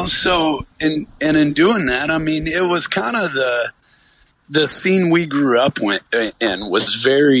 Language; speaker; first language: English; native; English